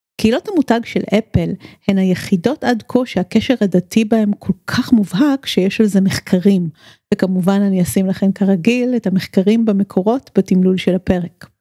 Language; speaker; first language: Hebrew; native; Hebrew